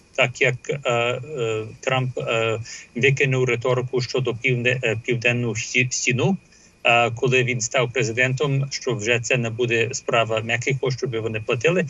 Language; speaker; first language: Ukrainian; early bilingual, heritage; Ukrainian